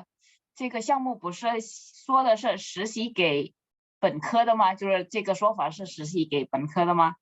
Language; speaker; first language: Chinese; non-native, fluent; Indonesian